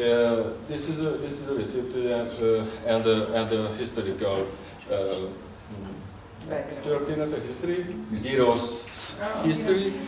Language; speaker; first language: English; non-native, learner; Hungarian